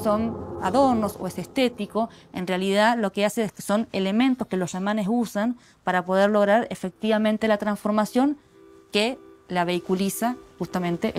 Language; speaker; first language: Spanish; native; Spanish